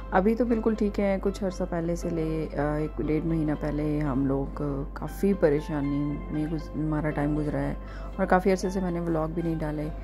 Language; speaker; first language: Urdu; native; Urdu